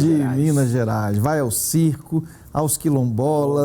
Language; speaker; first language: Portuguese; native; Portuguese